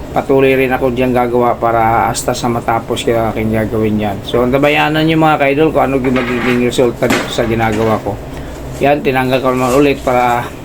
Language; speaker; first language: Filipino; non-native, local second language; Cebuano